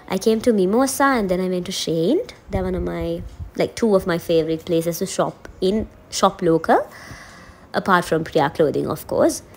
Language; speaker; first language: English; non-native, local second language; Sinhala